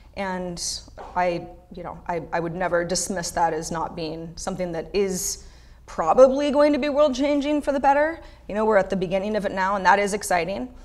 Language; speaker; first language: English; native; English